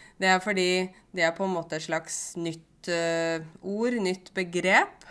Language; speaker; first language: Norwegian; native; Norwegian